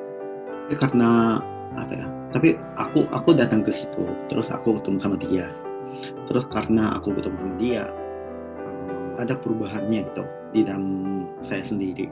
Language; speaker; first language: Indonesian; non-native, fluent; Japanese